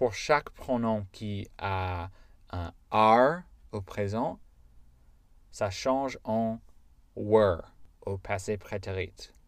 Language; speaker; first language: French; non-native, fluent; English